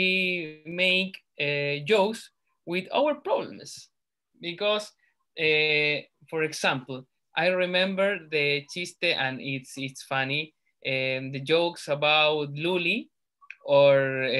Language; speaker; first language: English; non-native, learner; Spanish